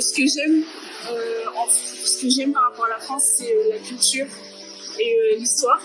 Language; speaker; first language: French; early bilingual, other home language; Fijian